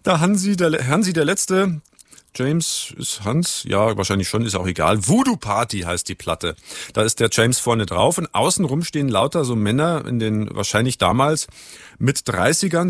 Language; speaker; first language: German; native; German